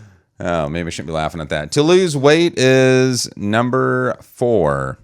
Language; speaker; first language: English; native; English